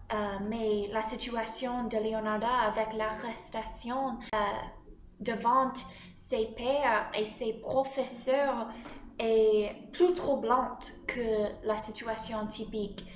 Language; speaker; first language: French; non-native, learner; English